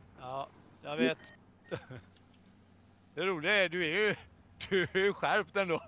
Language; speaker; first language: Swedish; native; Swedish